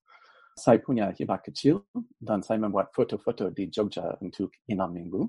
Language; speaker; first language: Indonesian; non-native, fluent; English